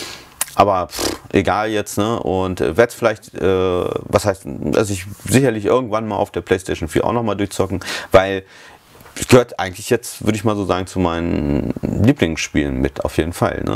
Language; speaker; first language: German; native; German